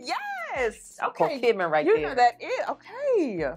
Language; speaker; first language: English; native; English